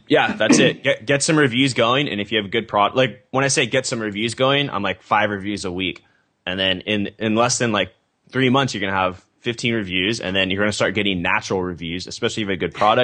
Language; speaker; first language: English; native; English